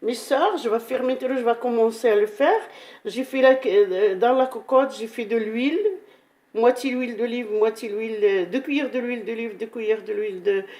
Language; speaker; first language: French; non-native, local second language; Arabic